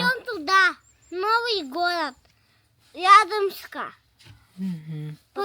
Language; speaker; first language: Russian; non-native, local second language; Yakut